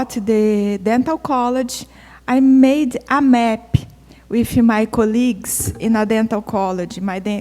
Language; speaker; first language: English; non-native, fluent; Portuguese